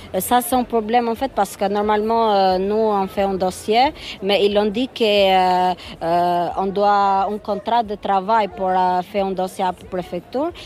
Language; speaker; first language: French; non-native, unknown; Albanian